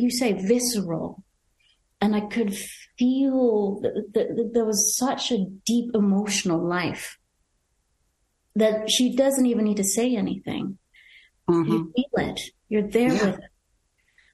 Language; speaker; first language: English; non-native, local second language; Yoruba